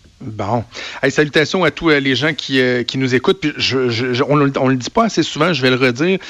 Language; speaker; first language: French; native; French